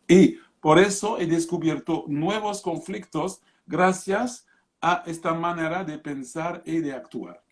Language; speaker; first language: Spanish; non-native, fluent; French